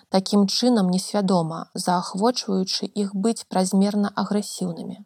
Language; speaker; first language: Belarusian; native; Belarusian